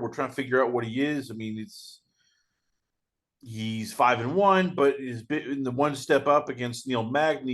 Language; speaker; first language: English; native; English